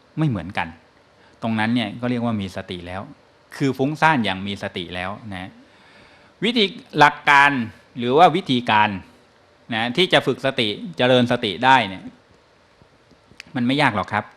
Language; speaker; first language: Thai; native; Thai